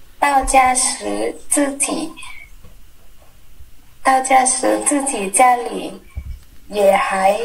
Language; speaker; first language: Chinese; non-native, learner; Vietnamese